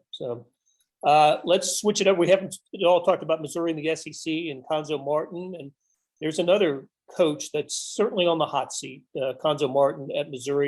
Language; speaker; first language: English; native; English